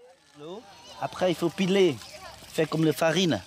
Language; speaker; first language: French; non-native, learner; Lao